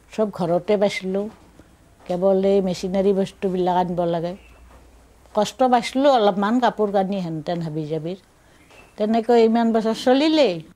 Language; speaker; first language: Assamese; native; Assamese